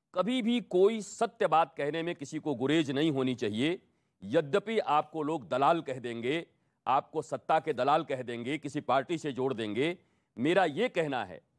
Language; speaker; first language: Hindi; native; Hindi